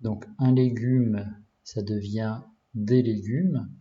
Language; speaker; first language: French; non-native, learner; Japanese